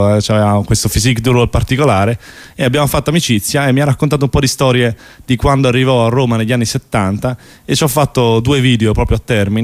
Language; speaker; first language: Italian; native; Italian